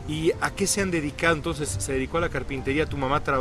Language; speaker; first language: Spanish; native; Spanish